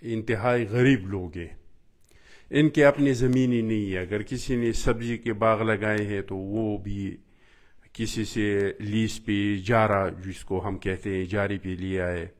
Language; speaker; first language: Urdu; non-native, local second language; Pashto